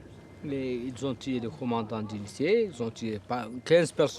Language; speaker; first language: French; non-native, local second language; Arabic